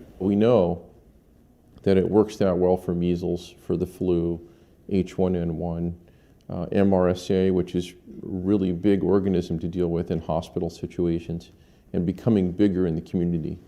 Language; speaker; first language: English; native; English